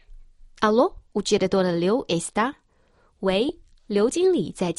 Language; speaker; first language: Portuguese; non-native, fluent; Chinese